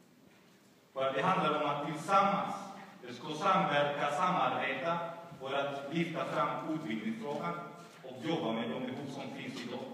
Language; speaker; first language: Swedish; non-native, fluent; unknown